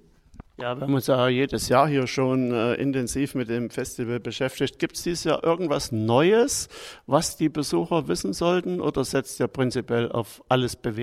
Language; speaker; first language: German; native; German